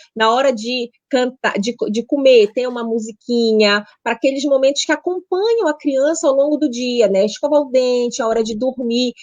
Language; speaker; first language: Portuguese; native; Portuguese